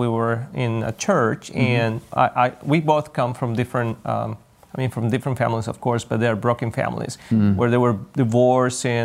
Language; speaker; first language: English; non-native, fluent; Spanish